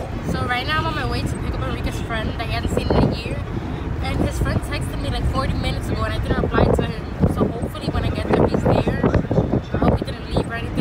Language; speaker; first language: English; early bilingual, other home language; Spanish